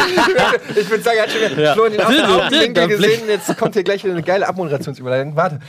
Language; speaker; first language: German; native; German